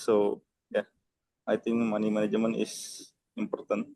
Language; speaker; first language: English; non-native, learner; Indonesian